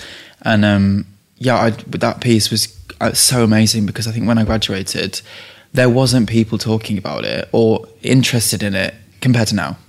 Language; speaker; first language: English; native; English